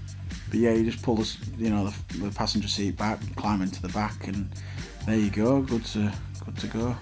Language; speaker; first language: English; native; English